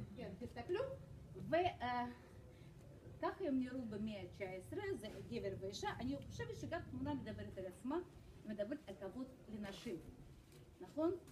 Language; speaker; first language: Hebrew; non-native, fluent; Russian